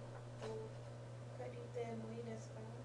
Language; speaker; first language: Japanese; non-native, learner; English